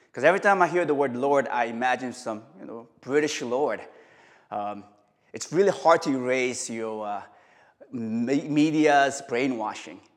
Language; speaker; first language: English; early bilingual, other home language; Korean